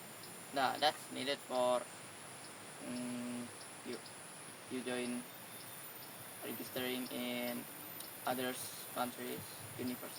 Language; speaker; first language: English; non-native, learner; Indonesian